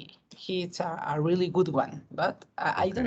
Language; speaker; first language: English; non-native, learner; Spanish